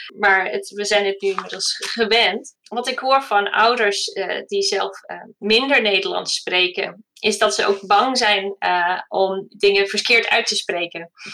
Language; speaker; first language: Dutch; non-native, fluent; English